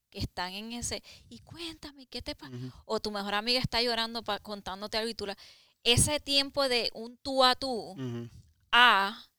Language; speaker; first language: Spanish; native; Spanish